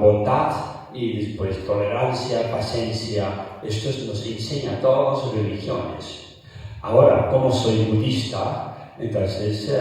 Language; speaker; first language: Spanish; non-native, fluent; Tibetan